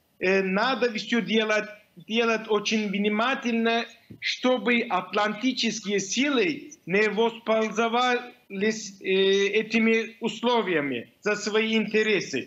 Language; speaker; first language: Russian; non-native, fluent; Turkish